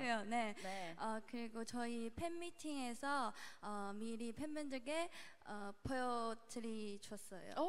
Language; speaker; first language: Korean; non-native, fluent; Chinese